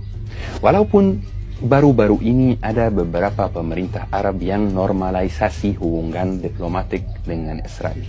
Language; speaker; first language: Indonesian; non-native, fluent; Arabic